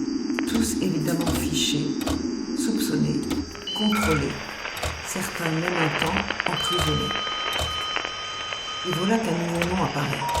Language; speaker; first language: French; native; French